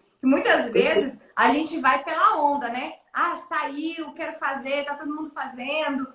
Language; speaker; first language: Portuguese; native; Portuguese